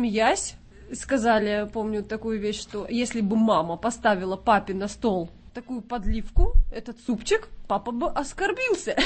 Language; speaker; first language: Russian; native; Russian